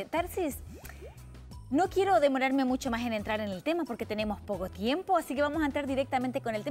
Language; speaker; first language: Spanish; native; Spanish